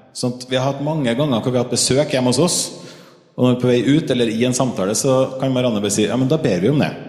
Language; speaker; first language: Norwegian; native; Norwegian